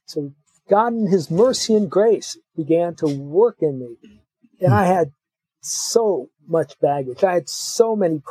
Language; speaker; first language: English; native; English